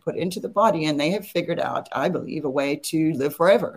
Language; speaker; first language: English; native; English